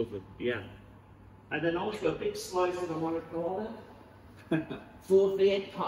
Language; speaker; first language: English; native; English